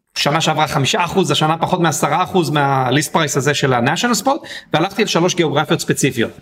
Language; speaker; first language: Hebrew; native; Hebrew